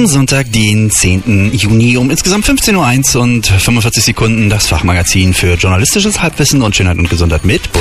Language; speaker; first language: German; native; German